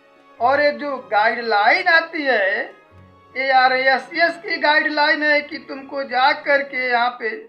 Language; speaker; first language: Hindi; native; Hindi